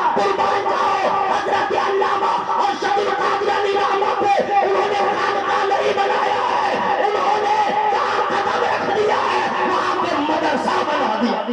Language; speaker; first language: Urdu; native; Urdu